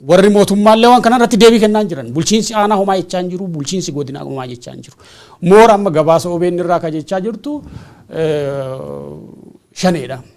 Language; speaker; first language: Oromo; native; Oromo